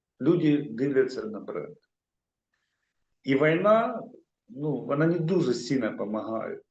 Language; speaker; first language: Ukrainian; non-native, local second language; Russian